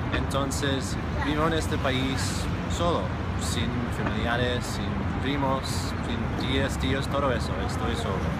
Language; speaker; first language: Spanish; non-native, fluent; English